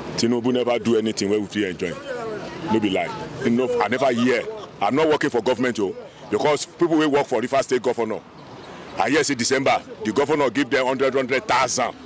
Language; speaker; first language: Nigerian Pidgin; non-native, local second language; Yoruba